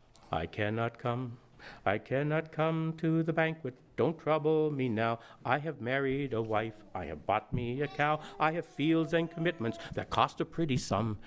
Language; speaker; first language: English; native; English